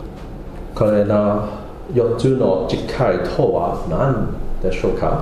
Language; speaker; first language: Japanese; non-native, fluent; English